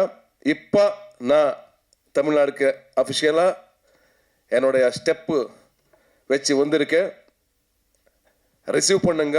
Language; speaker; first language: Tamil; non-native, learner; Kannada